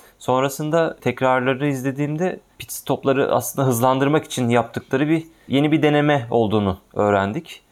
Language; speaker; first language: Turkish; native; Turkish